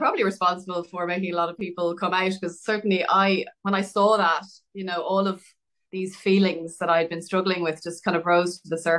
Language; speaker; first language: English; native; English